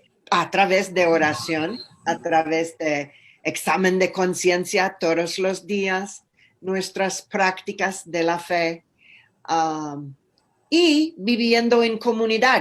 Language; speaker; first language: Spanish; non-native, fluent; English